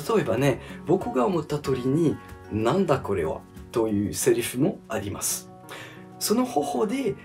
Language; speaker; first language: Japanese; non-native, learner; French